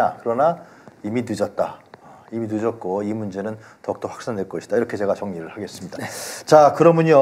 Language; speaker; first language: Korean; native; Korean